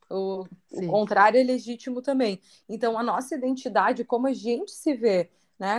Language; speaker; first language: Portuguese; native; Portuguese